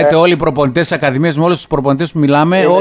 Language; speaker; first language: Greek; native; Greek